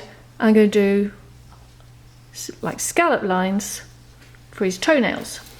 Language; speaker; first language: English; native; English